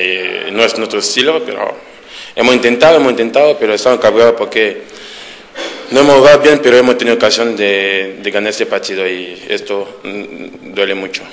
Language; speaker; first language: Spanish; non-native, fluent; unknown